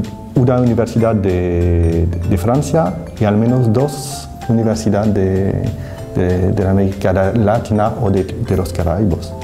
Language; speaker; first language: Spanish; non-native, fluent; French